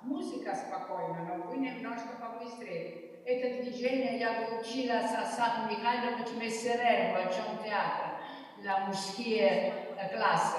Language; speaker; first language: Russian; non-native, fluent; Italian